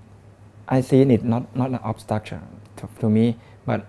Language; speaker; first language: English; non-native, learner; Thai